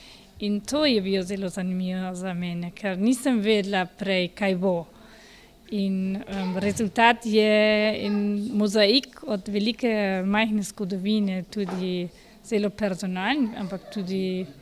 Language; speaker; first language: Slovenian; non-native, learner; Spanish